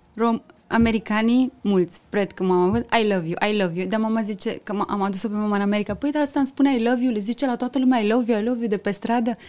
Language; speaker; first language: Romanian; early bilingual, heritage; Romanian